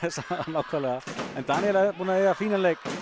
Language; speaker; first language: Icelandic; native; Icelandic